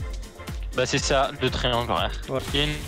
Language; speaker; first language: French; native; French